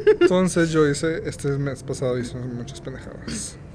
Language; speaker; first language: Spanish; native; Spanish